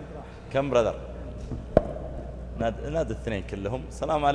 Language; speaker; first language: Arabic; native; Arabic